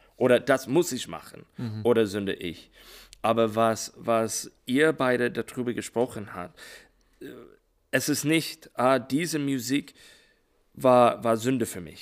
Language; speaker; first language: German; non-native, learner; English